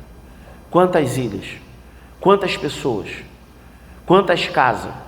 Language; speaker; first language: Portuguese; native; Portuguese